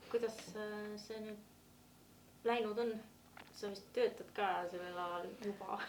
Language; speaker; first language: Estonian; native; Estonian